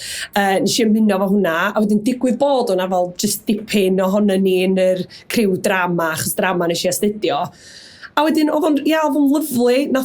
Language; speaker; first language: Welsh; native; Welsh